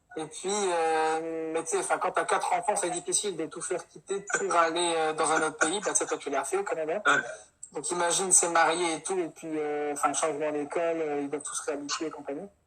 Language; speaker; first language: French; native; French